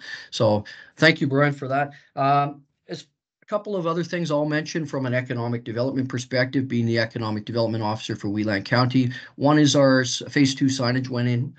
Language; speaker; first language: English; native; English